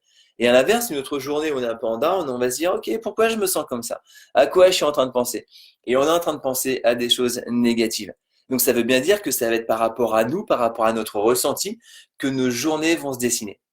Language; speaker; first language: French; native; French